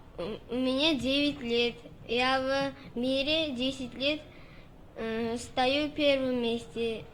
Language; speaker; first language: Russian; non-native, local second language; Uzbek